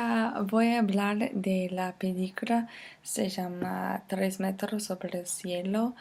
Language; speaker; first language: Spanish; non-native, fluent; English